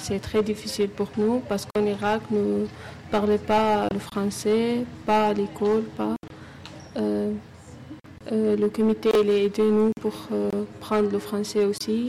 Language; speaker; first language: French; non-native, learner; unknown